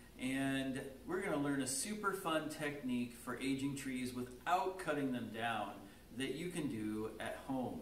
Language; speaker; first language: English; native; English